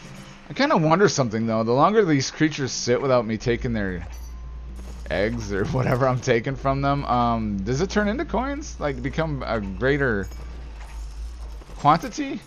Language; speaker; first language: English; native; English